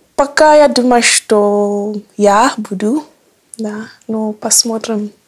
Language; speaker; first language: Russian; non-native, learner; English